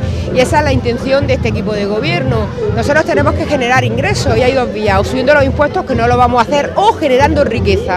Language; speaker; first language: Spanish; native; Spanish